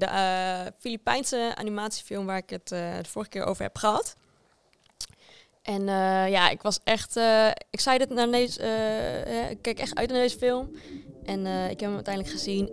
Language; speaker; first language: Dutch; native; Dutch